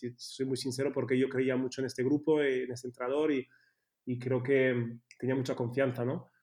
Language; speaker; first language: Spanish; early bilingual, heritage; Spanish